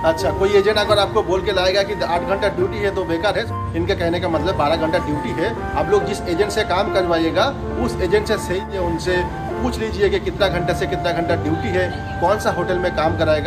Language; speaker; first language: Hindi; non-native, local second language; Bangla